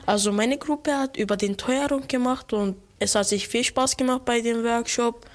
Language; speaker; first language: German; early bilingual, other home language; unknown